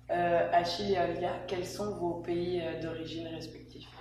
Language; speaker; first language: French; native; French